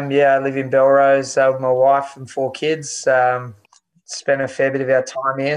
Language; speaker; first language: English; native; English